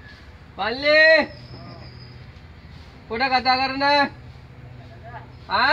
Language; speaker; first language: Russian; non-native, learner; Sinhala